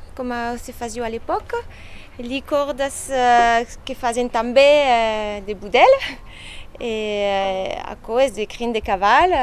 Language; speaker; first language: Occitan; non-native, local second language; French